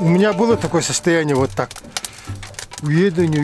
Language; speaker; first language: Russian; native; Russian